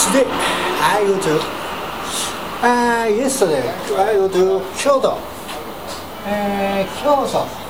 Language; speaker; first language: English; non-native, learner; Japanese